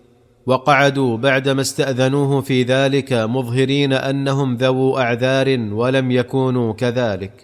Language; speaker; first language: Arabic; native; Arabic